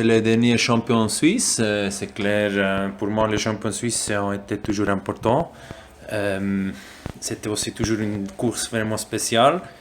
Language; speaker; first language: French; non-native, local second language; German